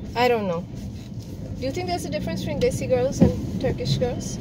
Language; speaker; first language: English; non-native, local second language; Urdu